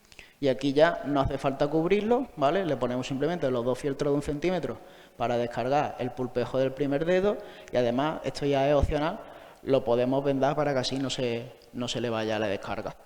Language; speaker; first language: Spanish; native; Spanish